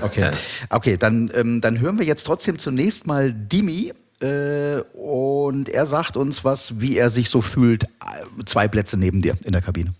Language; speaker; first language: German; native; German